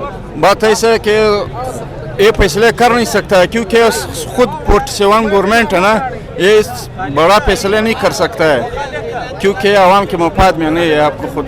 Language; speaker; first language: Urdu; non-native, local second language; Pashto